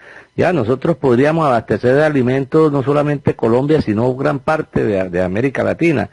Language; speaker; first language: Spanish; native; Spanish